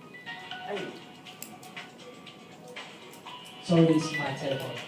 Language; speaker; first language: English; non-native, learner; Vietnamese